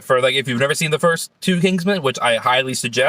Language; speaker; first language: English; native; English